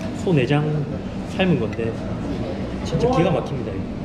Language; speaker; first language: Korean; native; Korean